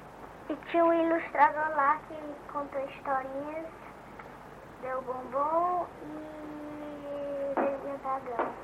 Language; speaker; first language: Portuguese; early bilingual, heritage; Portuguese